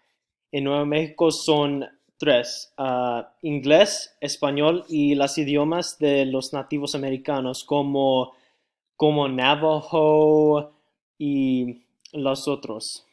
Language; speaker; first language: Spanish; non-native, learner; English